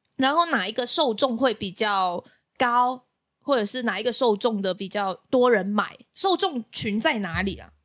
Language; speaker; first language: Chinese; non-native, local second language; Cantonese